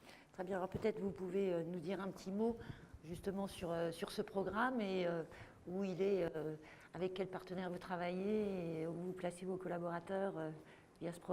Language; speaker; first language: French; native; French